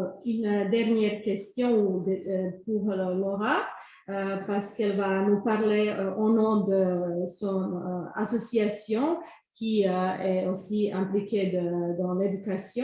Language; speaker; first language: French; non-native, fluent; Croatian